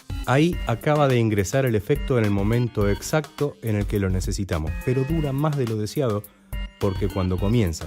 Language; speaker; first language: Spanish; native; Spanish